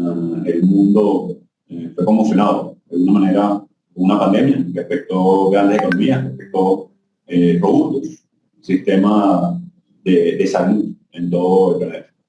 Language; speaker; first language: Spanish; native; Spanish